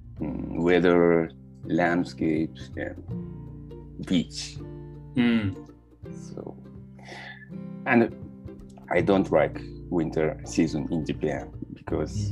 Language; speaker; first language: English; non-native, learner; Japanese